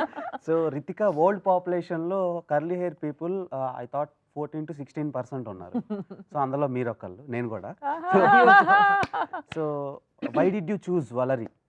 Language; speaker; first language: Telugu; native; Telugu